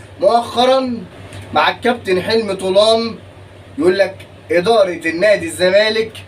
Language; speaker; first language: Arabic; native; Arabic